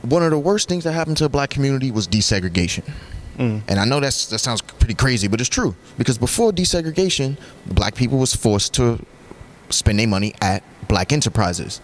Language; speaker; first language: English; native; English